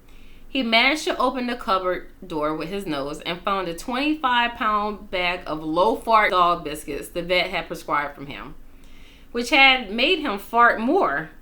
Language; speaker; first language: English; native; English